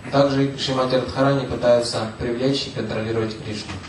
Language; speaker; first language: Russian; native; Russian